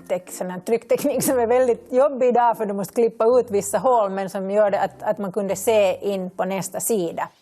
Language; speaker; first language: Swedish; native; Swedish